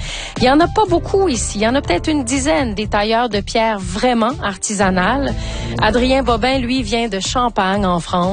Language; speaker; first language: French; native; French